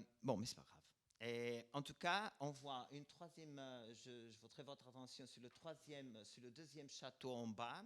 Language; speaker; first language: French; non-native, fluent; Portuguese